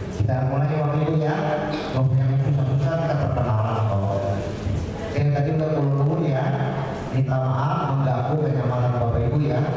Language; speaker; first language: Indonesian; non-native, local second language; Javanese